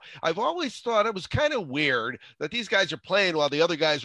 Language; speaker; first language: English; native; English